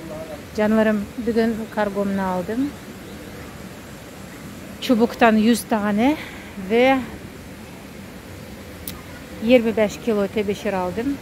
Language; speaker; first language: Turkish; non-native, fluent; Russian